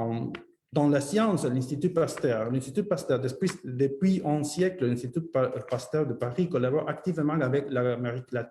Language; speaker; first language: French; non-native, fluent; Spanish